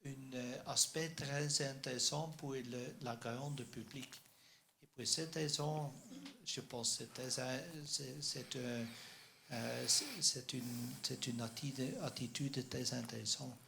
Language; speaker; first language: French; non-native, learner; Dutch